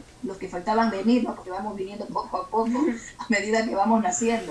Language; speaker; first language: Spanish; native; Spanish